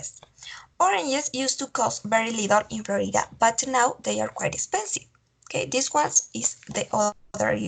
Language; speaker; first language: English; non-native, fluent; Spanish